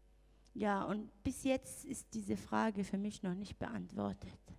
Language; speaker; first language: German; non-native, fluent; Arabic